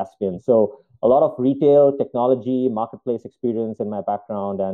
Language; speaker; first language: English; non-native, local second language; Hindi